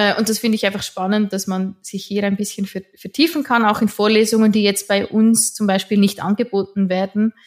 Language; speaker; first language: German; native; German